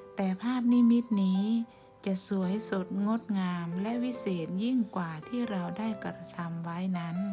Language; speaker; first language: Thai; native; Thai